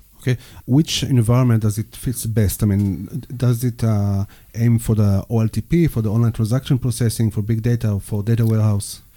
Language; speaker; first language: English; non-native, fluent; Hebrew